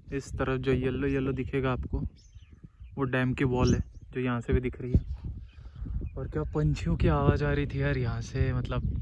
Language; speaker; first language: Hindi; non-native, local second language; Marathi